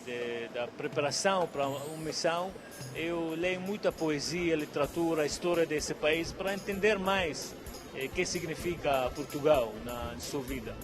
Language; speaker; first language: Portuguese; non-native, fluent; Arabic